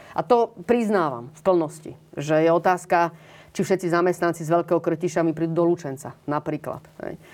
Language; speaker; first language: Slovak; native; Slovak